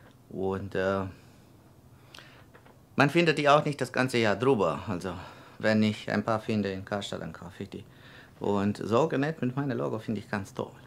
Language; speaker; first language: German; non-native, fluent; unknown